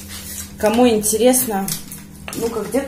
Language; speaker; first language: Russian; native; Russian